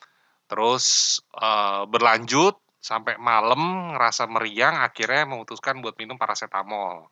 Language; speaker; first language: Indonesian; native; Indonesian